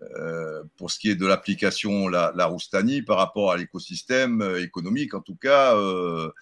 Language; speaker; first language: French; native; French